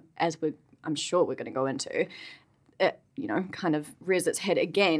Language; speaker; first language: English; native; English